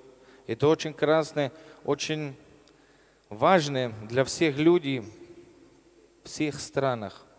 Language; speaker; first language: Russian; non-native, learner; Slovak